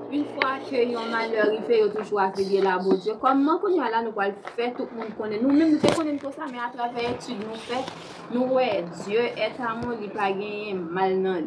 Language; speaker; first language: French; non-native, local second language; Haitian Creole